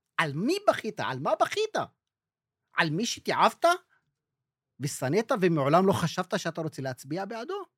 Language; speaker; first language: Hebrew; non-native, local second language; Arabic